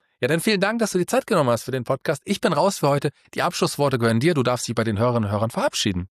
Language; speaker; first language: German; native; German